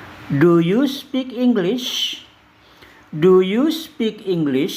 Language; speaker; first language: English; non-native, fluent; Indonesian